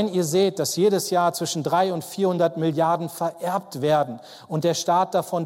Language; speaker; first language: German; native; German